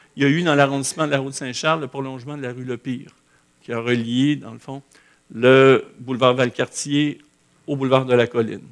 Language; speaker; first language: French; native; French